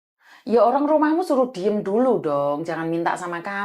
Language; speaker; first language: Malay; native; Malay